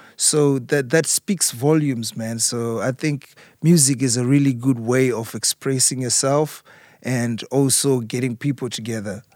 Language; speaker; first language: English; non-native, local second language; Shona